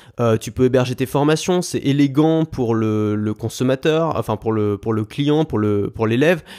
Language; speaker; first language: French; native; French